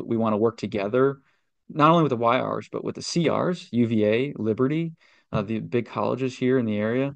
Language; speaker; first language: English; native; English